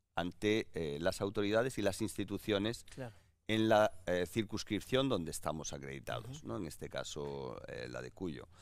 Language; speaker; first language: Spanish; native; Spanish